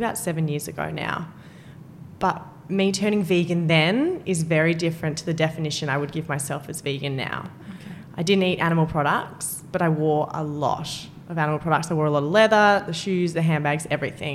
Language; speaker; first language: English; native; English